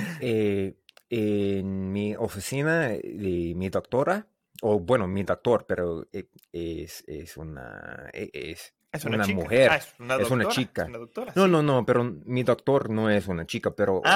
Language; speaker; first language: Spanish; non-native, learner; English